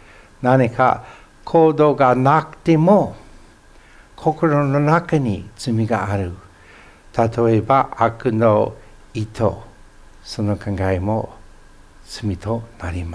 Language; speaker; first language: Japanese; non-native, fluent; English